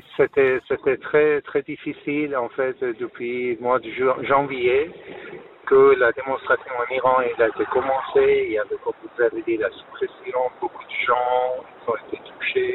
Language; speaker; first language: French; non-native, fluent; Persian